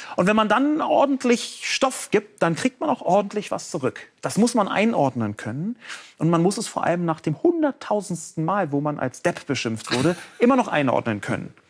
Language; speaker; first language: German; native; German